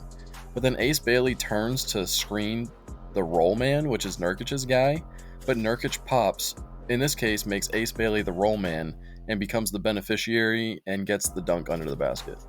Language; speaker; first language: English; native; English